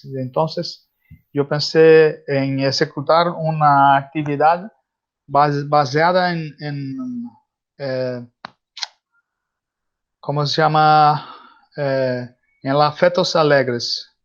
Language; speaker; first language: Spanish; non-native, learner; Portuguese